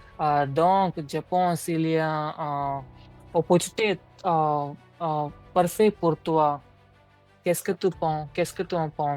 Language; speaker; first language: French; non-native, learner; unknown